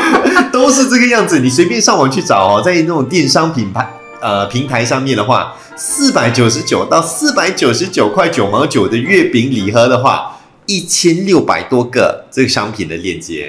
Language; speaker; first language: Chinese; native; Chinese